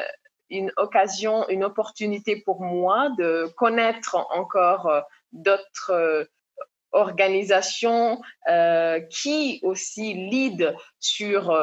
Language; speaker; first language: French; non-native, local second language; Comorian